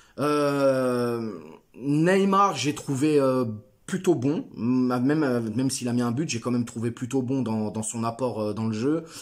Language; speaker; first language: French; native; French